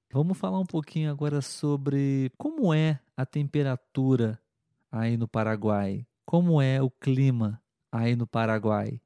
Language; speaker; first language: Portuguese; native; Portuguese